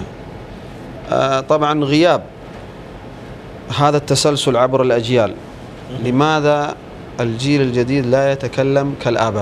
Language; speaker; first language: Arabic; native; Arabic